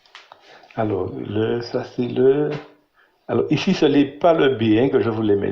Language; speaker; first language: French; non-native, learner; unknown